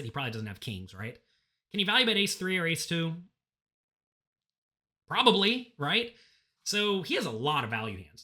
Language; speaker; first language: English; native; English